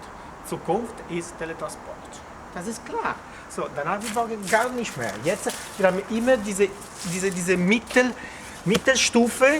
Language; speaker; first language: German; non-native, learner; Italian